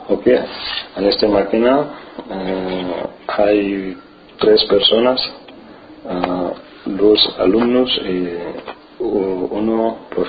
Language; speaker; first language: Spanish; non-native, learner; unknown